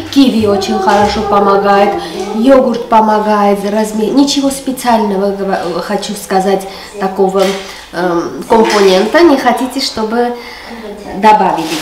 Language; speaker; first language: Russian; non-native, fluent; Armenian